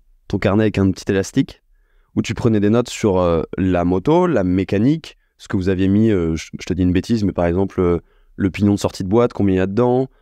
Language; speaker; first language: French; native; French